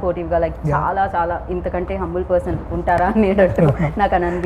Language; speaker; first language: Telugu; native; Telugu